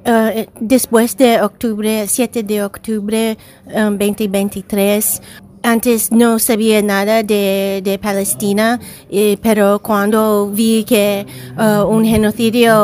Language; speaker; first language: Spanish; non-native, learner; English